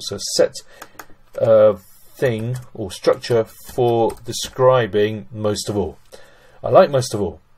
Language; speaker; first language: English; native; English